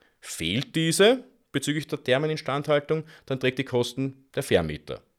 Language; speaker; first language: German; native; German